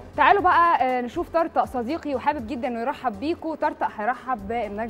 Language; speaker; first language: Arabic; native; Arabic